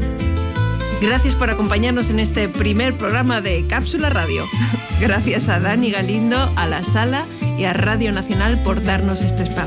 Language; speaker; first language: Spanish; native; Spanish